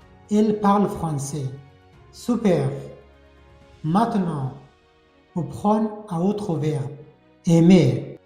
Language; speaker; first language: French; non-native, fluent; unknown